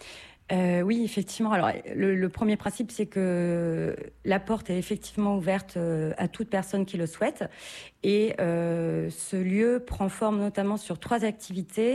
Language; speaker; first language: French; native; French